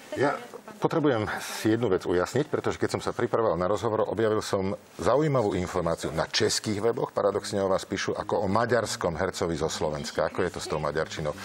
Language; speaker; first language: Slovak; native; Slovak